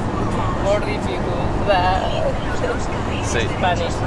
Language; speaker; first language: English; non-native, learner; Spanish